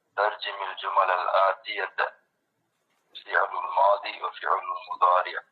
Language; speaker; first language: Arabic; non-native, fluent; Tamil